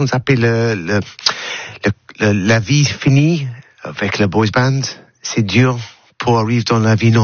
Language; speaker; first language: French; non-native, learner; English